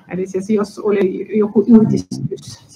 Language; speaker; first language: Finnish; non-native, fluent; Russian